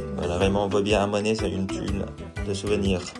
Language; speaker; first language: French; non-native, fluent; Vietnamese